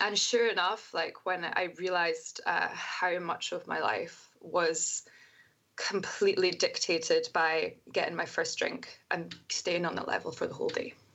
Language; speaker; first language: English; native; English